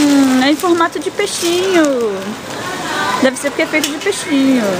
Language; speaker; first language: Portuguese; native; Portuguese